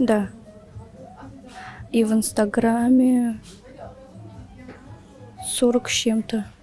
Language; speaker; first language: Russian; non-native, local second language; Turkmen